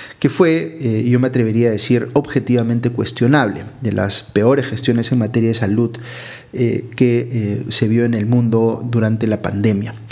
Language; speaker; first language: Spanish; native; Spanish